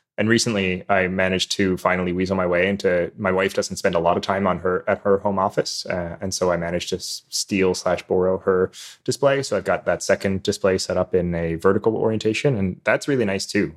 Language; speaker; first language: English; native; English